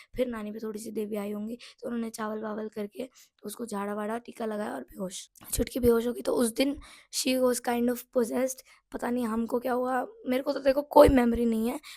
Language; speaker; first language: Hindi; non-native, local second language; Nepali